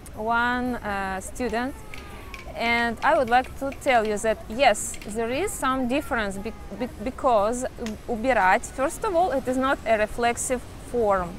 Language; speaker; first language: English; non-native, fluent; Russian